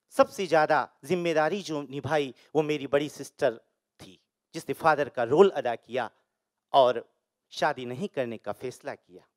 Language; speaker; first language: Hindi; native; Hindi